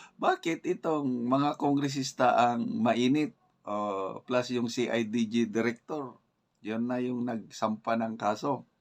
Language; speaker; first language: Filipino; native; Filipino